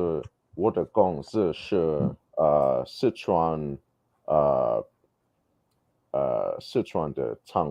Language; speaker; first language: Chinese; non-native, learner; English